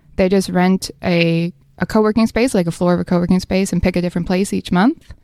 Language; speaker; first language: English; native; English